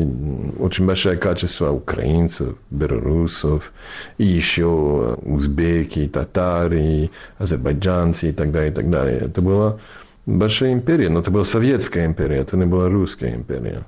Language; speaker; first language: Russian; non-native, fluent; English